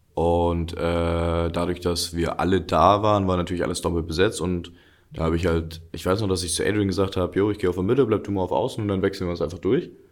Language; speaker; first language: German; early bilingual, other home language; Russian